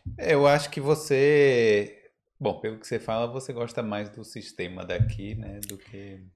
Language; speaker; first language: Portuguese; native; Portuguese